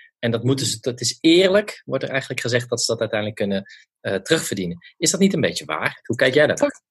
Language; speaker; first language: Dutch; native; Dutch